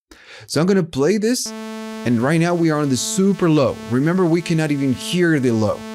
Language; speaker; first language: English; non-native, fluent; Spanish